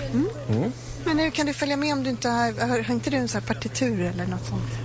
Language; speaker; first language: Swedish; native; Swedish